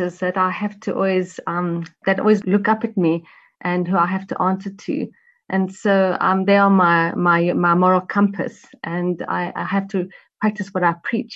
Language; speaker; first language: English; native; English